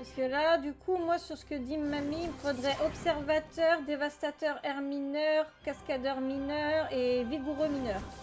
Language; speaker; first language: French; native; French